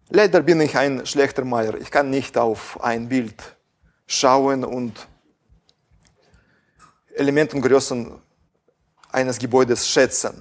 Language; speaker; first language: German; non-native, fluent; Russian